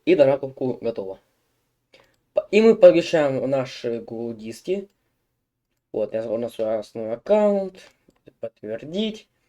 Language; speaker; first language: Russian; native; Russian